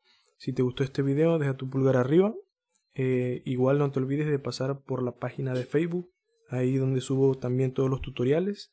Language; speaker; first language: Spanish; native; Spanish